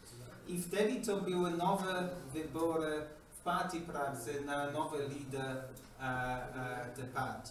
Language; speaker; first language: Polish; non-native, learner; English